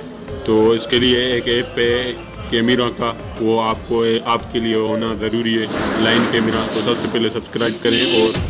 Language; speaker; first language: Hindi; native; Hindi